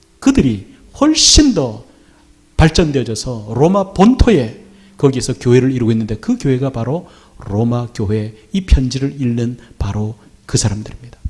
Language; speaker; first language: Korean; native; Korean